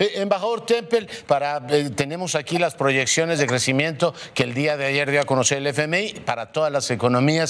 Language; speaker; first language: Spanish; native; Spanish